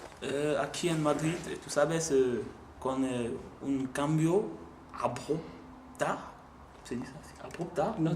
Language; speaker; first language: Spanish; non-native, learner; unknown